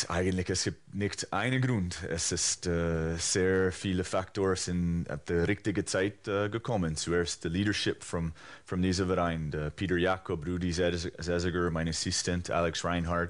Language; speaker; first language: German; non-native, fluent; English